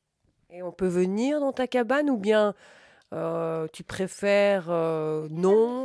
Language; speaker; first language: French; native; French